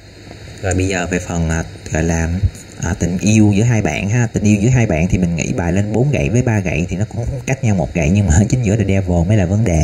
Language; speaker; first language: Vietnamese; native; Vietnamese